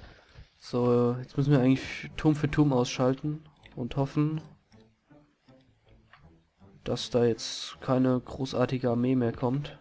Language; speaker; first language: German; native; German